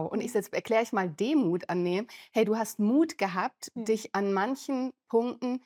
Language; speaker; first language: German; native; German